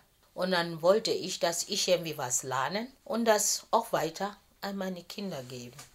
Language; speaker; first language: German; non-native, fluent; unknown